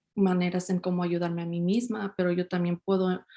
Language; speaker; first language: Spanish; early bilingual, heritage; Spanish